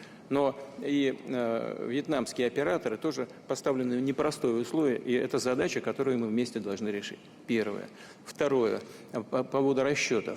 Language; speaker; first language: Russian; native; Russian